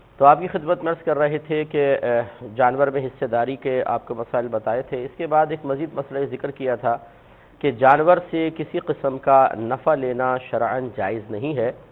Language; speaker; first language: Urdu; native; Urdu